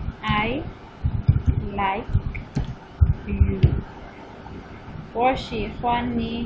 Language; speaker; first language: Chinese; non-native, fluent; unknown